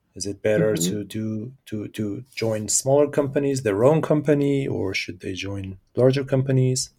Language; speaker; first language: English; non-native, fluent; Persian